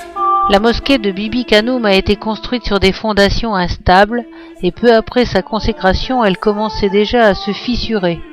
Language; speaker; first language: French; native; French